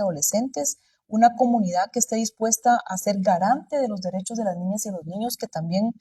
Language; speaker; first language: Spanish; native; Spanish